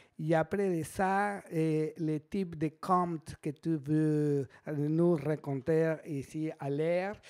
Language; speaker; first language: French; non-native, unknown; Spanish